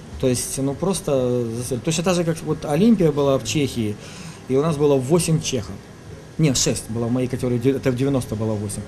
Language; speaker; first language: Russian; native; Russian